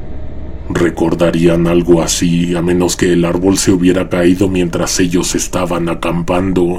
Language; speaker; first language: Spanish; native; Spanish